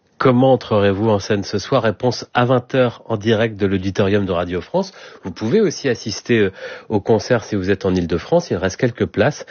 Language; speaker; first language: French; native; French